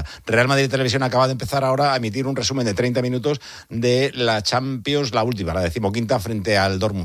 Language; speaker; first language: Spanish; native; Spanish